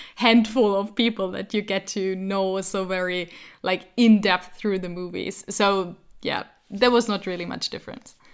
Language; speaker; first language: English; non-native, fluent; German